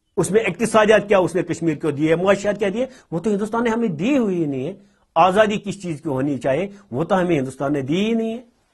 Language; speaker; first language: Urdu; non-native, local second language; Kashmiri